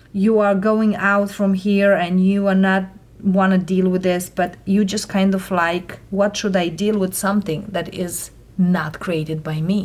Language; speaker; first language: English; non-native, fluent; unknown